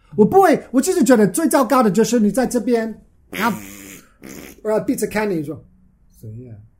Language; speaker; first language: Chinese; non-native, fluent; English